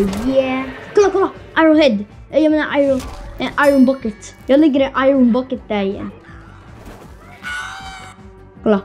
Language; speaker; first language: Swedish; non-native, learner; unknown